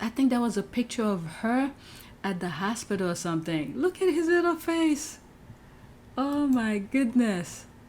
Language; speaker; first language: English; native; English